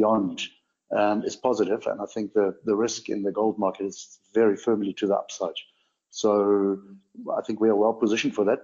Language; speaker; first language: English; non-native, local second language; German